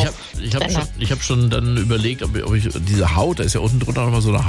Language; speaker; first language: German; native; German